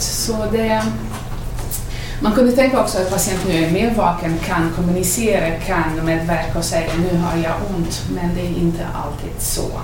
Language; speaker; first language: Swedish; non-native, fluent; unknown